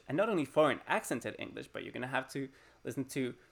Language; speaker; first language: English; early bilingual, other home language; Spanish